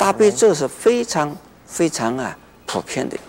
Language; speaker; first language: Chinese; native; Chinese